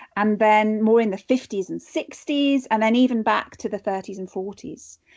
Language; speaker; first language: English; native; English